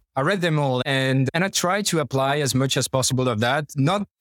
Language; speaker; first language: English; non-native, fluent; French